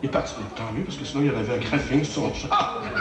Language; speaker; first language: French; native; French